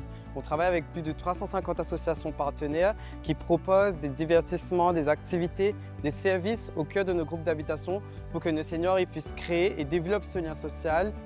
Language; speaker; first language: French; non-native, local second language; Réunion Creole French